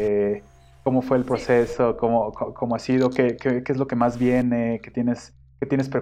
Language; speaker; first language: Spanish; native; Spanish